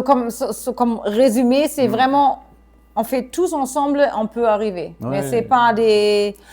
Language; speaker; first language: French; non-native, fluent; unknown